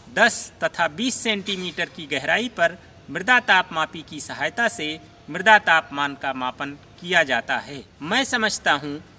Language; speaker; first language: Hindi; native; Hindi